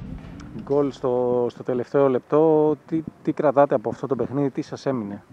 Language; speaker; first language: Greek; native; Greek